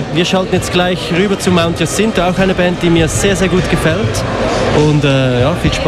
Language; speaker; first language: German; native; German